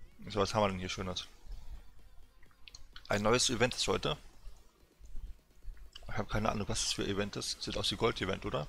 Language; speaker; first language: German; native; German